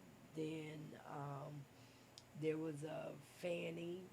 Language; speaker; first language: English; native; English